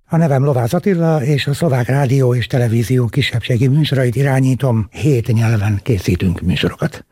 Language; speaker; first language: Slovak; non-native, local second language; Hungarian